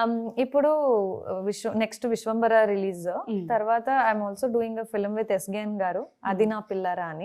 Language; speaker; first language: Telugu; non-native, fluent; Kannada